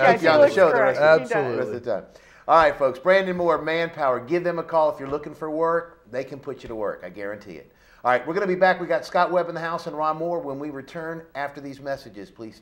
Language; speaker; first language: English; native; English